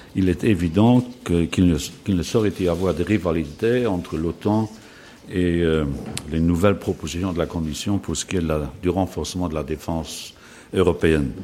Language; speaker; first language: French; non-native, local second language; Luxembourgish